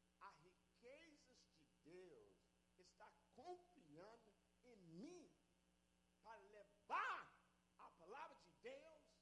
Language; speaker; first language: Portuguese; non-native, learner; English